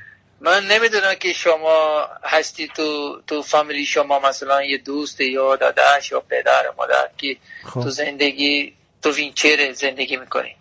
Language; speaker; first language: Persian; non-native, learner; Portuguese